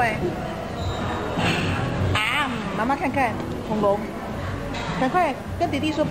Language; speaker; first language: Chinese; native; Chinese